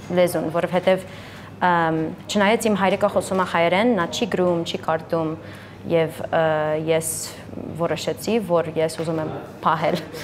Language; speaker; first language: Armenian; early bilingual, heritage; English